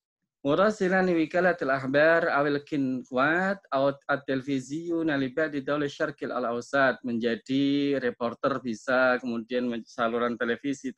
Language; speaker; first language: Arabic; non-native, fluent; Indonesian